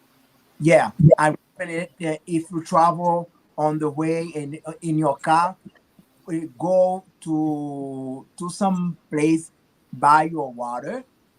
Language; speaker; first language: English; non-native, learner; Haitian Creole